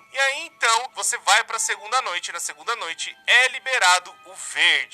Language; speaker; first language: Portuguese; native; Portuguese